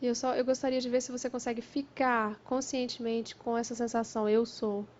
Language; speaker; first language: Portuguese; native; Portuguese